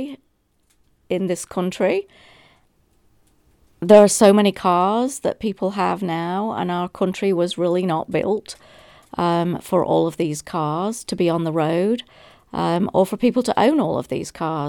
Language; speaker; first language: English; native; English